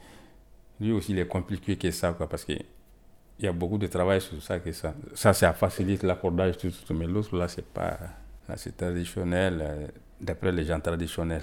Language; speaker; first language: French; non-native, local second language; Bambara